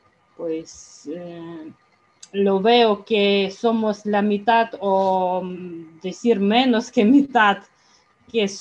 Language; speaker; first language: Spanish; non-native, fluent; Ukrainian